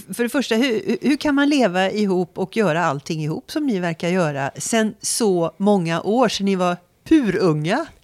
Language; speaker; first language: Swedish; native; Swedish